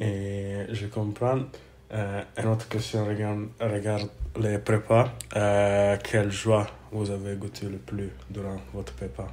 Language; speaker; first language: French; non-native, fluent; English